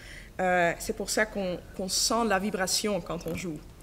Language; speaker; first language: French; non-native, fluent; Dutch